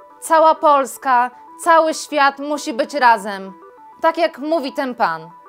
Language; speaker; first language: Polish; native; Polish